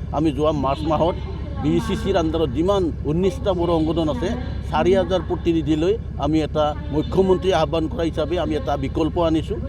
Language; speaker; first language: Assamese; non-native, local second language; Bodo